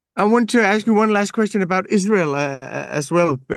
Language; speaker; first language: English; non-native, fluent; Danish